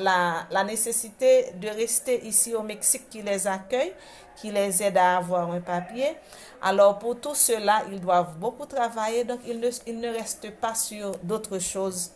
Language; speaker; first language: French; non-native, local second language; Haitian Creole